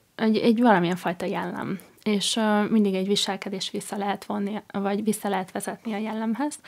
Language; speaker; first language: Hungarian; non-native, fluent; English